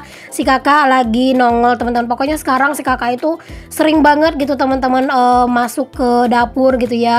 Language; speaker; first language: Indonesian; native; Indonesian